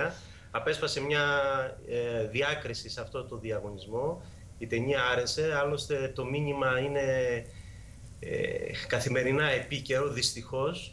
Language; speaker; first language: Greek; native; Greek